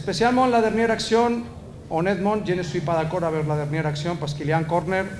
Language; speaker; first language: French; non-native, learner; Spanish